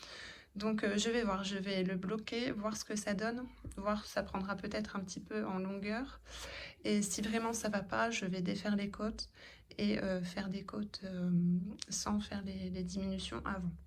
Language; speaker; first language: French; native; French